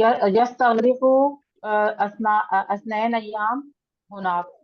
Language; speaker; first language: Arabic; non-native, learner; Hindi